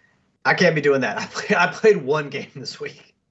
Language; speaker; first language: English; native; English